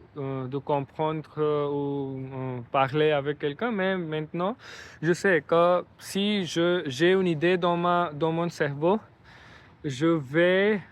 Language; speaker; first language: French; non-native, learner; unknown